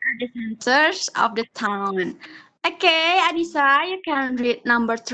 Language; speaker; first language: English; non-native, learner; Indonesian